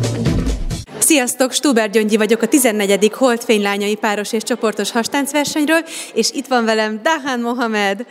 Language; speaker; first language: Hungarian; native; Hungarian